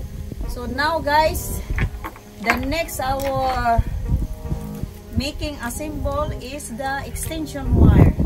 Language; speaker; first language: English; non-native, learner; Filipino